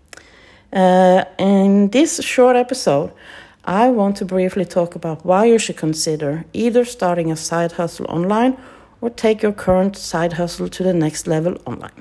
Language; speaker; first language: English; non-native, fluent; Norwegian